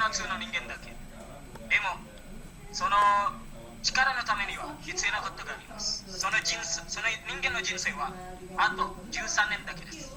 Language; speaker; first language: Japanese; non-native, learner; Indonesian